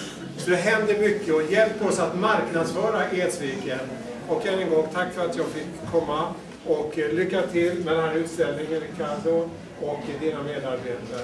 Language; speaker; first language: Swedish; native; Swedish